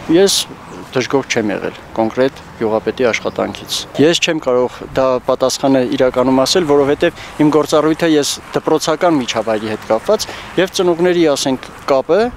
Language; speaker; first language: Armenian; native; Armenian